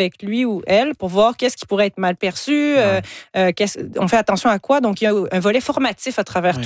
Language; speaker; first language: French; native; French